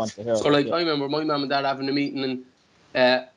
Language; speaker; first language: English; native; English